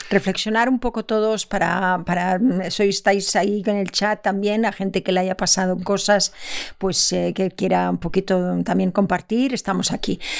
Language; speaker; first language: Spanish; native; Spanish